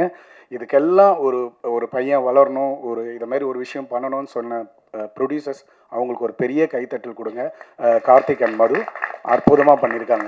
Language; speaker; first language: Tamil; native; Tamil